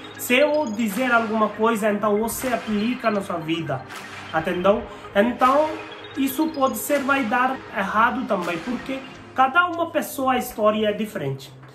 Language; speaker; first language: Portuguese; non-native, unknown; Hindi